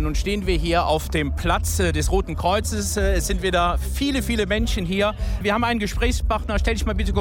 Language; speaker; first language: German; native; German